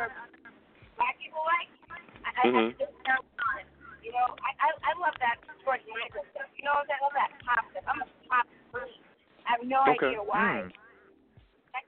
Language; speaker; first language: English; native; English